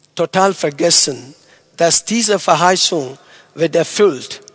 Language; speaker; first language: German; non-native, fluent; Tamil